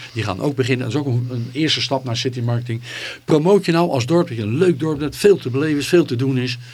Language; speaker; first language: Dutch; native; Dutch